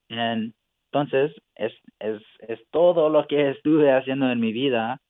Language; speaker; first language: Spanish; non-native, fluent; English